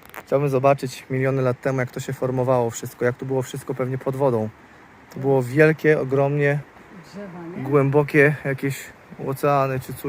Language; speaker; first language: Polish; native; Polish